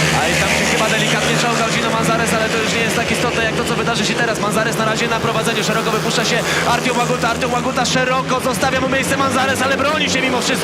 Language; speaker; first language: Polish; native; Polish